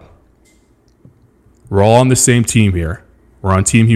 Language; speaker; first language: English; native; English